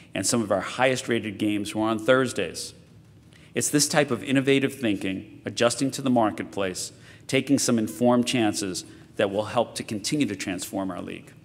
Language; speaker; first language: English; native; English